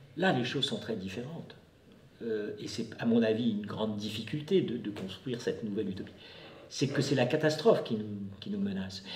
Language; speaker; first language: French; native; French